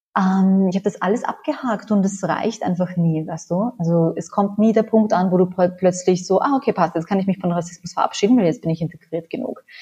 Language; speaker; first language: German; native; German